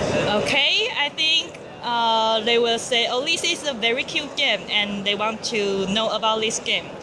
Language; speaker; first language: English; non-native, learner; Chinese